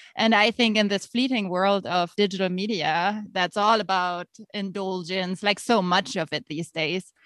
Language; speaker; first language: English; non-native, fluent; German